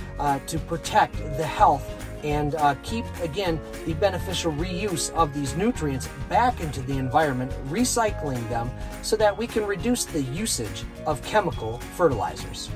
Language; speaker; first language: English; native; English